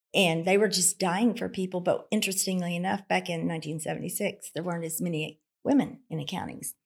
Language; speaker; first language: English; native; English